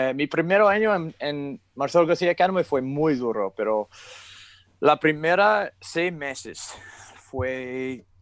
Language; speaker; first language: Spanish; non-native, learner; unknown